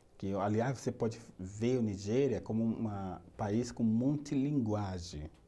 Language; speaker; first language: Portuguese; non-native, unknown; Yoruba